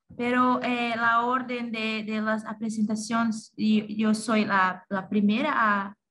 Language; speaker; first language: Spanish; non-native, learner; Portuguese